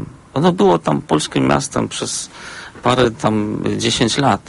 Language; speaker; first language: Polish; non-native, fluent; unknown